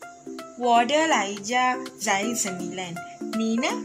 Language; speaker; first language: Chinese; non-native, learner; Malay